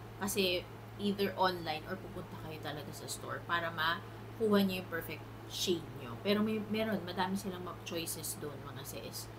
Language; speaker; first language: Filipino; native; Filipino